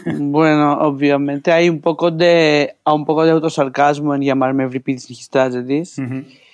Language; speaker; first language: Spanish; non-native, fluent; Greek